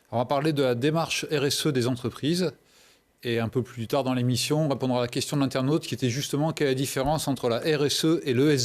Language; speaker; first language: French; native; French